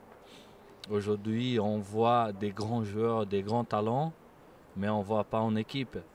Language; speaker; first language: French; non-native, fluent; Portuguese